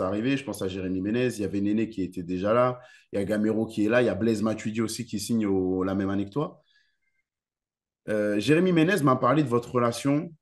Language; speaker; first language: French; native; French